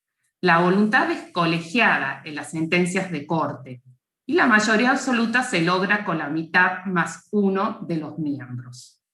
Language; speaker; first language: Spanish; native; Spanish